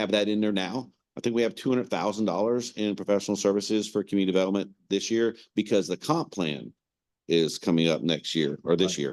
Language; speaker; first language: English; native; English